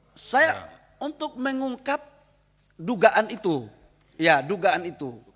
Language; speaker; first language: Indonesian; native; Indonesian